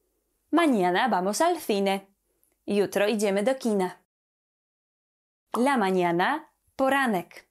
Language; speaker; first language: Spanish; non-native, fluent; Polish